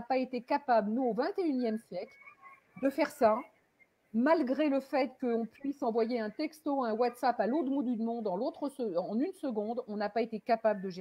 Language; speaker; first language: French; native; French